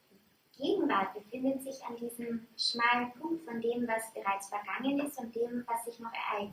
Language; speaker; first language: German; native; German